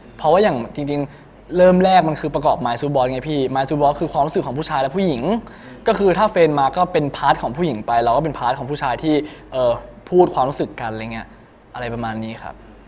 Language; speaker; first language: Thai; native; Thai